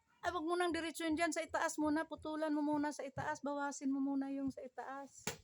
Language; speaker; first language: Filipino; native; Filipino